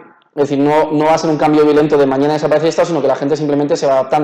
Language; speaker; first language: Spanish; native; Spanish